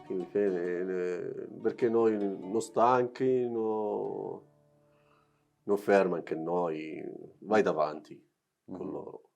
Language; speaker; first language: Italian; non-native, learner; Arabic